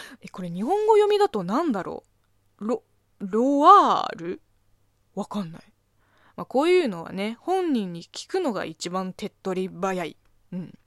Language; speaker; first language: Japanese; non-native, fluent; Chinese